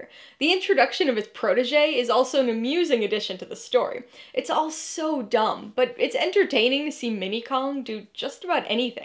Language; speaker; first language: English; native; English